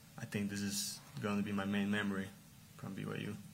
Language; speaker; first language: English; non-native, fluent; Russian